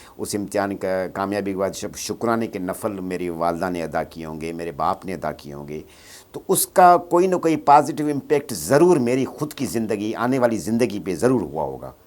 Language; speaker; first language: Urdu; non-native, local second language; Sindhi